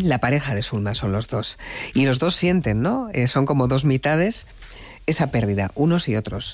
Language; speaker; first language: Spanish; native; Spanish